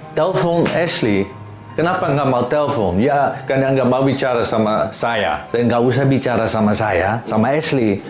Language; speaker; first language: Indonesian; non-native, fluent; Dutch